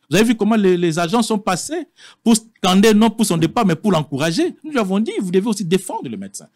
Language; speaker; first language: French; non-native, local second language; Lingala